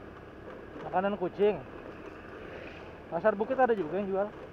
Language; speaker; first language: Indonesian; native; Indonesian